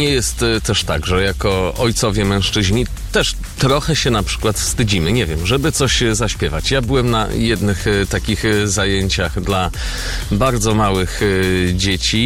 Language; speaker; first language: Polish; native; Polish